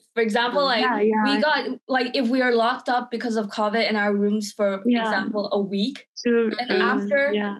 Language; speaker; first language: English; non-native, local second language; Chinese